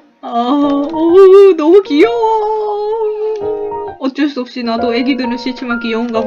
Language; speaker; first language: Korean; native; Korean